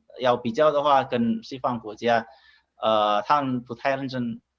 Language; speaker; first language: Chinese; non-native, fluent; Indonesian